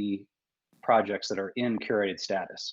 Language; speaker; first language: English; native; English